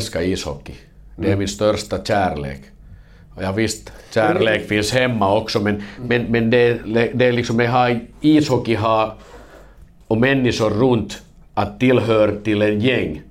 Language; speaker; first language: Swedish; non-native, local second language; Finnish